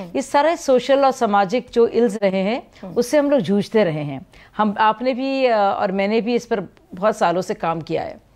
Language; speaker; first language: Hindi; native; Hindi